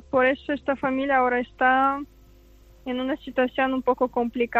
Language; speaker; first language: Spanish; non-native, fluent; Ukrainian